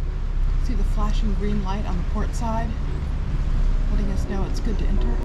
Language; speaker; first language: English; native; English